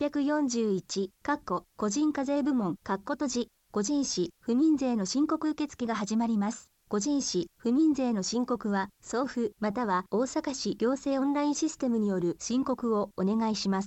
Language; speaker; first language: Japanese; native; Japanese